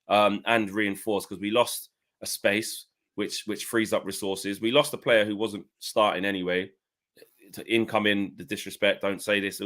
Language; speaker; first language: English; native; English